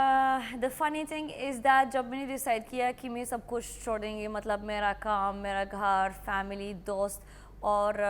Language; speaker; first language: Hindi; non-native, learner; Arabic